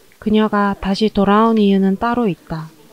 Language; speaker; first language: Korean; native; Korean